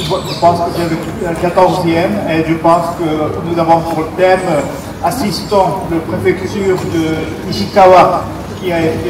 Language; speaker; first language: French; non-native, fluent; Japanese